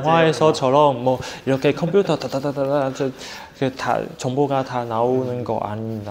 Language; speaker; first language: Korean; non-native, fluent; Chinese